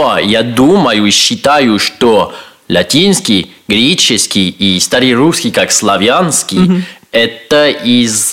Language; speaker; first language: Russian; non-native, learner; French